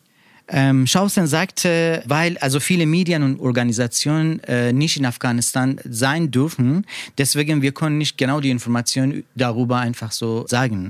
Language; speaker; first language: German; non-native, learner; Persian